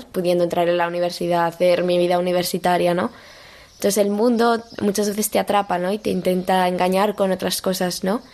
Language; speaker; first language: Spanish; native; Spanish